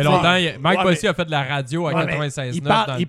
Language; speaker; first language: French; native; French